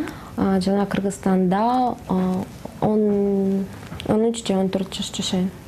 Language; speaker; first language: Kyrgyz; non-native, fluent; Russian